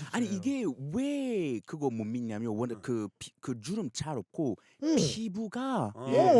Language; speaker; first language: Korean; non-native, fluent; English